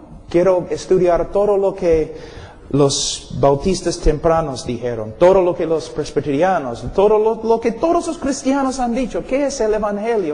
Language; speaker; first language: Spanish; non-native, fluent; English